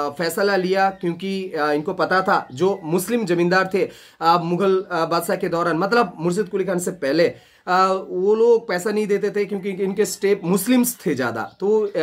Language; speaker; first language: Hindi; non-native, local second language; Bangla